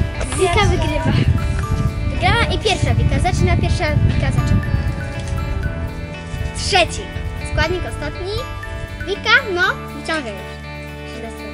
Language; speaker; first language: Polish; native; Polish